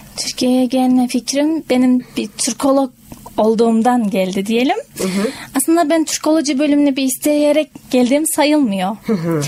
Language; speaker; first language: Turkish; non-native, fluent; Kazakh